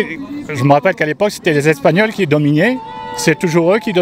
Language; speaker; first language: French; native; French